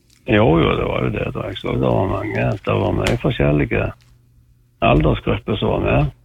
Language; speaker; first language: Norwegian; native; Norwegian